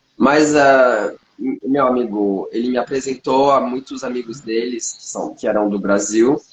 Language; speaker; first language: Portuguese; non-native, fluent; French